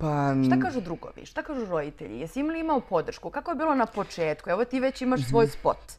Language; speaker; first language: Bosnian; native; Bosnian